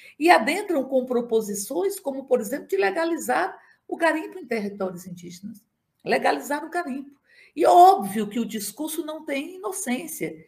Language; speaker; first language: Portuguese; native; Portuguese